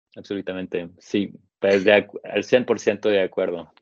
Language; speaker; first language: Spanish; non-native, fluent; French